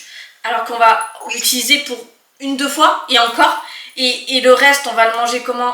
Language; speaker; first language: French; native; French